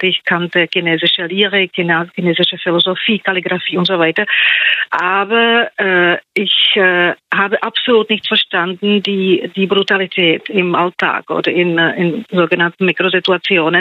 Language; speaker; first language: German; non-native, fluent; Czech